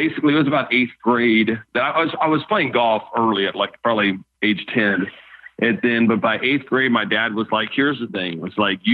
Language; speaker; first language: English; native; English